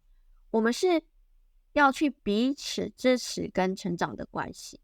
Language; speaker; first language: Chinese; native; Chinese